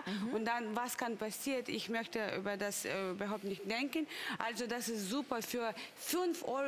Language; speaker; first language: German; non-native, learner; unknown